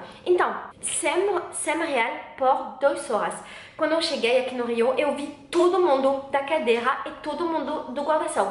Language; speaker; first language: Portuguese; non-native, learner; French